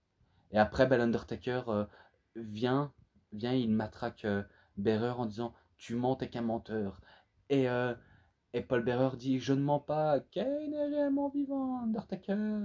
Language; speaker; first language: French; native; French